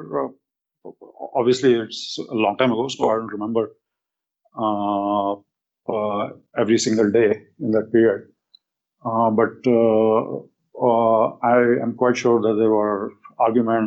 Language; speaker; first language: English; non-native, local second language; Hindi